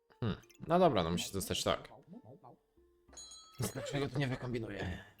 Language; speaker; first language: Polish; native; Polish